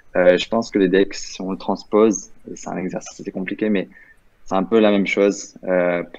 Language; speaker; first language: French; native; French